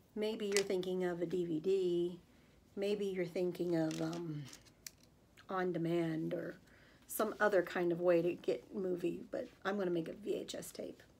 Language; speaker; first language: English; native; English